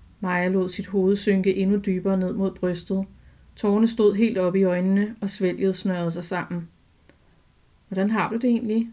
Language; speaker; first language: Danish; native; Danish